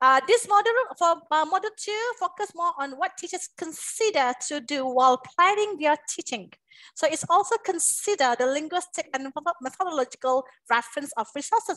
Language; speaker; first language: English; non-native, local second language; Malay